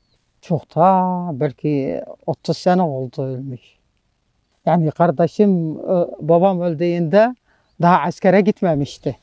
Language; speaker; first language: Turkish; non-native, local second language; Arabic